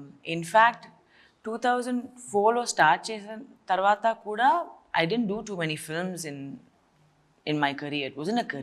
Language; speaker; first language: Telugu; non-native, local second language; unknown